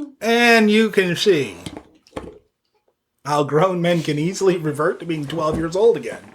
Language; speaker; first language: English; native; English